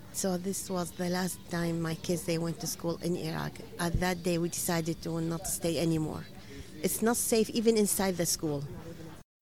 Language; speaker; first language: English; non-native, learner; Arabic